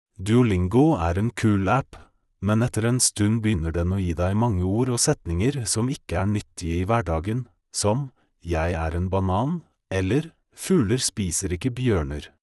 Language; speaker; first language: Norwegian; non-native, learner; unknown